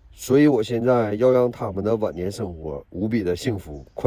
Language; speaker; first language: Chinese; native; Chinese